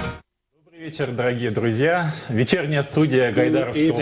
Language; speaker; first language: Russian; native; Russian